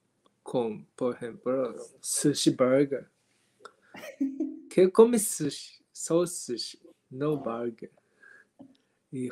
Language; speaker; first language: Portuguese; non-native, learner; Japanese